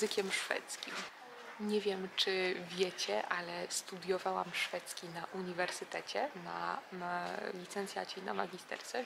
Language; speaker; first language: Polish; native; Polish